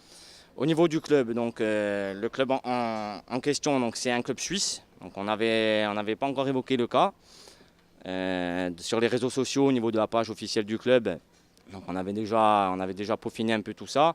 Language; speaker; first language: French; native; French